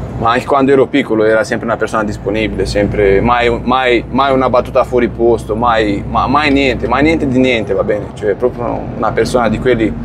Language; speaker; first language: Italian; non-native, fluent; Romanian